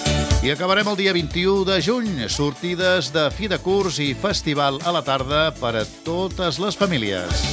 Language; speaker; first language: Catalan; native; Catalan